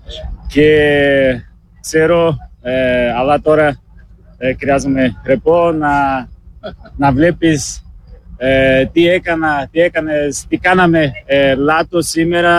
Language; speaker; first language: Greek; non-native, learner; Portuguese